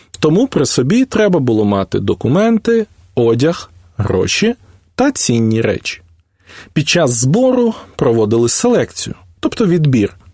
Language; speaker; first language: Ukrainian; native; Ukrainian